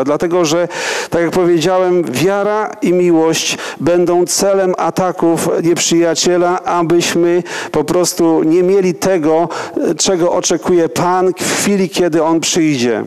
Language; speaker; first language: Polish; native; Polish